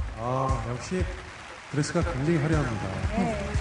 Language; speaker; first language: Korean; native; Korean